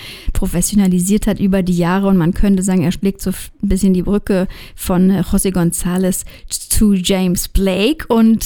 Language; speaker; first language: German; native; German